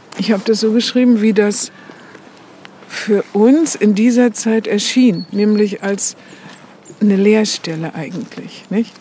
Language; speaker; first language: German; native; German